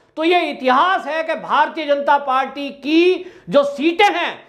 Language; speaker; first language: Hindi; native; Hindi